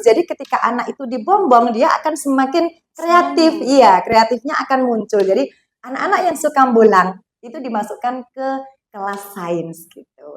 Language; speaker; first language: Indonesian; non-native, local second language; Javanese